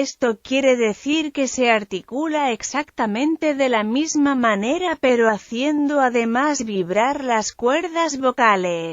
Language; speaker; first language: Spanish; non-native, fluent; French